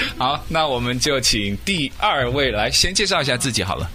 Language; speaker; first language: Chinese; native; Chinese